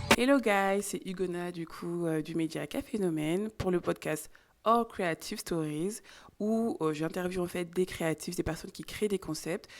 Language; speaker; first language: French; native; French